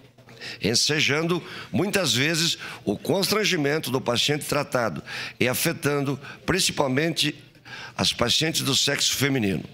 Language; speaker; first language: Portuguese; native; Portuguese